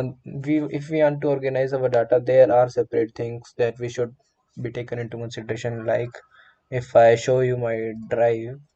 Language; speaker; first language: English; non-native, local second language; Hindi